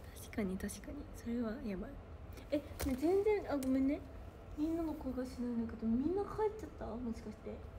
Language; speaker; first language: Japanese; native; Japanese